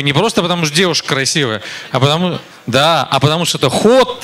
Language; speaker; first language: Russian; native; Russian